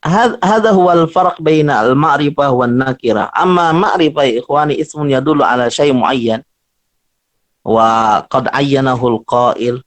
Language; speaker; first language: Arabic; non-native, fluent; Indonesian